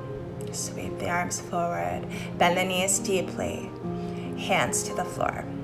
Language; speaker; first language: English; native; English